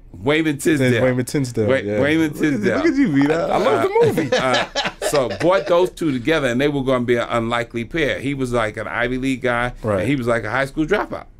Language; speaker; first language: English; native; English